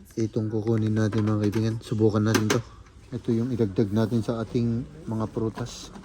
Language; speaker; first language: Filipino; native; Filipino